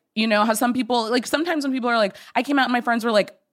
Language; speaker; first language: English; native; English